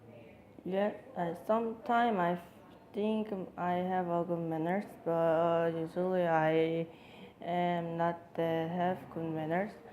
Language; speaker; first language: English; non-native, learner; Korean